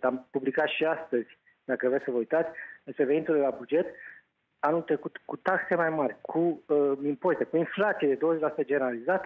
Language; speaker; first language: Romanian; native; Romanian